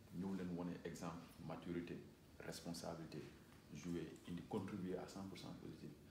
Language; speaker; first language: French; non-native, local second language; Wolof